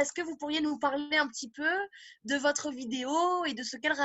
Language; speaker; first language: French; native; French